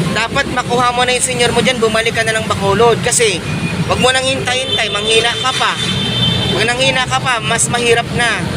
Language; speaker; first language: Filipino; native; Filipino